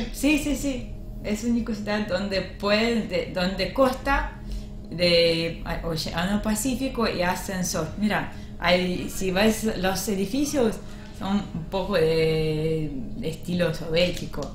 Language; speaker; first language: Spanish; non-native, learner; Russian